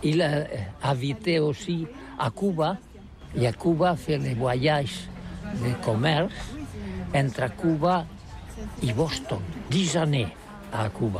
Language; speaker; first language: French; non-native, learner; Catalan